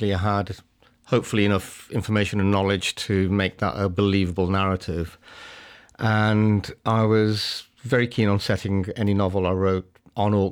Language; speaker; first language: English; native; English